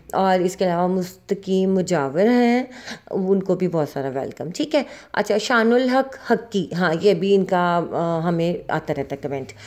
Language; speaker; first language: Urdu; native; Urdu